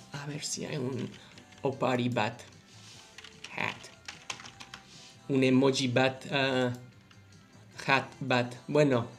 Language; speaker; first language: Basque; non-native, learner; English